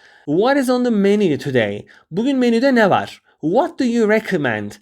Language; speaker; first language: English; non-native, fluent; Turkish